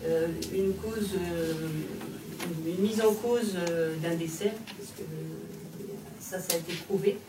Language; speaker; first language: French; native; French